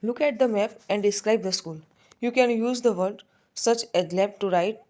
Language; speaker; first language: English; non-native, local second language; Gujarati